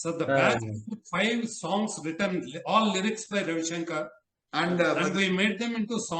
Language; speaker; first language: English; non-native, local second language; Telugu